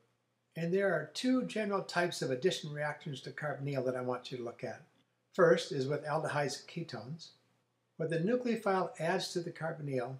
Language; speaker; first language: English; native; English